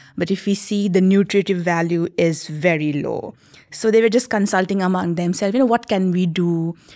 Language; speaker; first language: English; non-native, local second language; Nepali